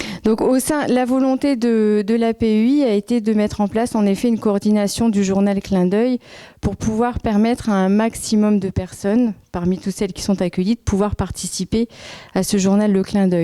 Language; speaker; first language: French; native; French